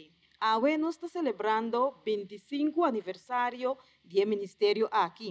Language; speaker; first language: Portuguese; non-native, learner; Papiamento